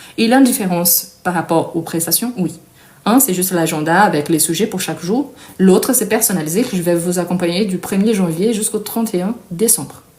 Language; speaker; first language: French; non-native, fluent; Portuguese